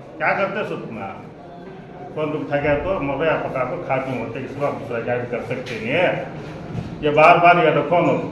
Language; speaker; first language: Hindi; non-native, local second language; Urdu